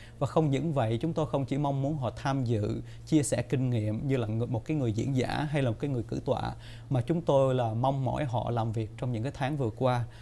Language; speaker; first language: Vietnamese; early bilingual, heritage; Vietnamese